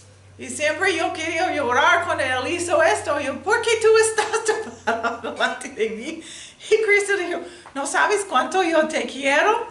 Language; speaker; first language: Spanish; non-native, learner; English